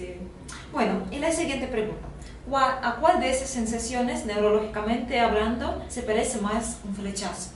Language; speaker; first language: Spanish; non-native, fluent; Russian